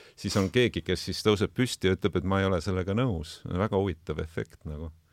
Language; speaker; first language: Estonian; native; Estonian